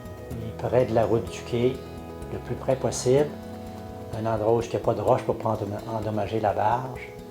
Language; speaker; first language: French; native; French